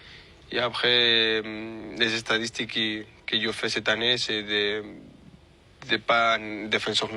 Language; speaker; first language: French; non-native, fluent; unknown